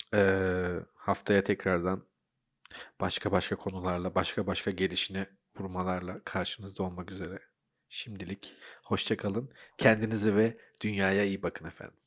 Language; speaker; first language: Turkish; native; Turkish